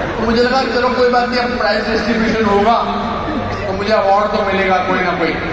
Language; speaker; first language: Hindi; native; Hindi